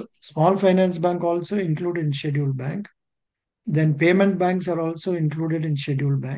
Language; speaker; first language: English; non-native, local second language; Telugu